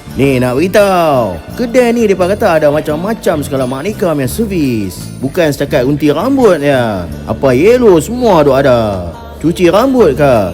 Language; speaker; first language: Malay; native; Malay